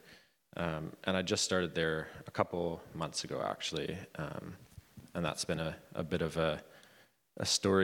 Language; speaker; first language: English; native; English